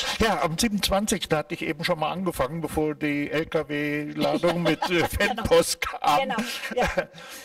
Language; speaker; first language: German; native; German